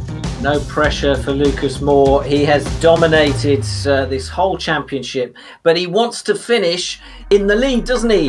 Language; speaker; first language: English; native; English